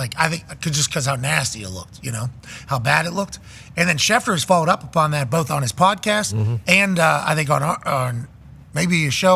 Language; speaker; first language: English; native; English